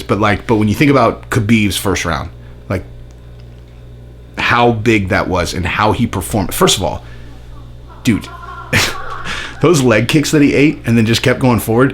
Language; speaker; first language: English; native; English